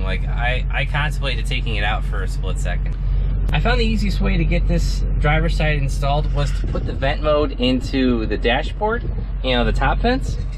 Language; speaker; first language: English; native; English